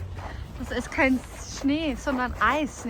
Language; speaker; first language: German; early bilingual, heritage; Norwegian